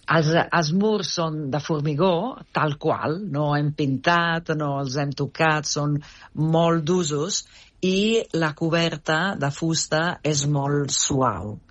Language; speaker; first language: Catalan; non-native, fluent; Italian